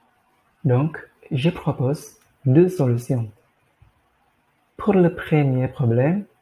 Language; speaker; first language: French; non-native, learner; Indonesian